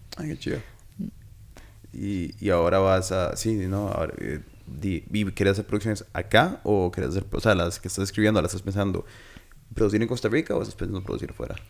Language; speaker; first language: Spanish; native; Spanish